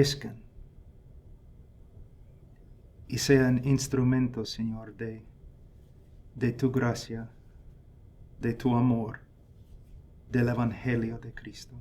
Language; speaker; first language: Spanish; non-native, fluent; English